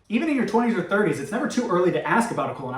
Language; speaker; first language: English; native; English